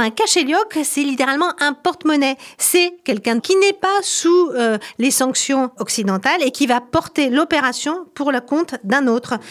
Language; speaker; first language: French; native; French